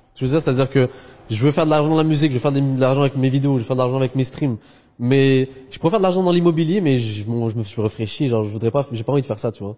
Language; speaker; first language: French; early bilingual, other home language; Arabic